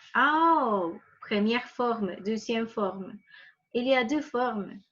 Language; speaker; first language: French; non-native, fluent; Spanish